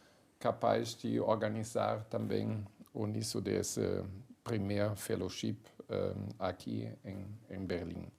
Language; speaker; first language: Portuguese; non-native, fluent; German